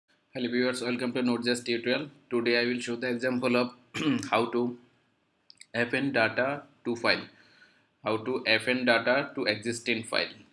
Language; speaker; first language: English; non-native, learner; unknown